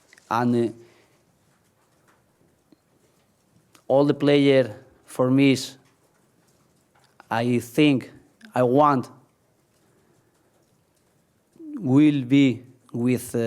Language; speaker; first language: English; non-native, learner; Spanish